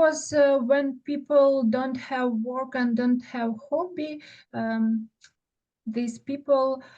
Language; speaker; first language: English; non-native, learner; Ukrainian